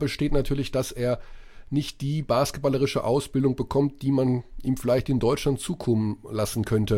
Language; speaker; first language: German; native; German